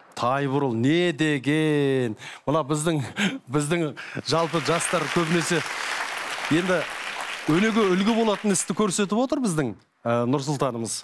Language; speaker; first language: Kazakh; native; Kazakh